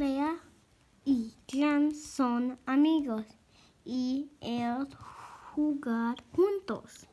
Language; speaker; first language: Spanish; non-native, learner; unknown